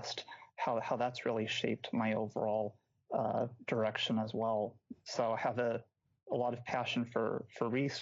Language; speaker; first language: English; native; English